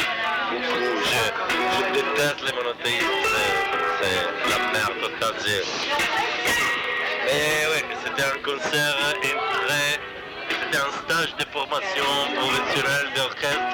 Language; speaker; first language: French; non-native, fluent; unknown